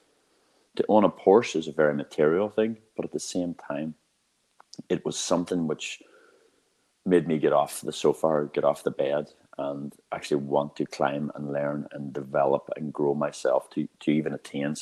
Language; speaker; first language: English; native; English